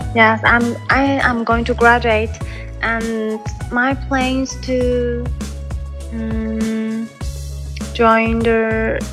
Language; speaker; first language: English; non-native, learner; Chinese